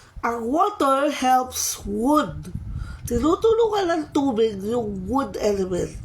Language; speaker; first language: Filipino; native; Filipino